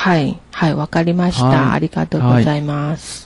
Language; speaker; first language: Japanese; non-native, learner; Chinese